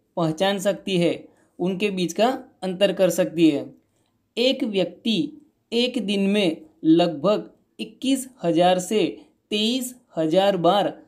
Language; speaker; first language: Hindi; non-native, local second language; Gujarati